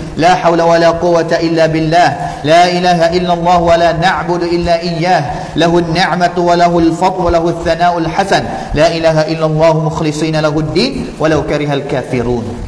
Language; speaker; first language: Malay; native; Malay